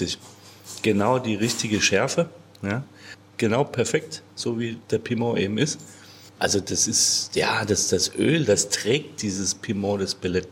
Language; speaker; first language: German; native; German